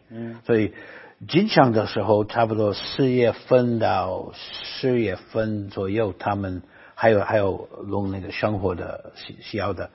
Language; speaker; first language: Chinese; non-native, fluent; English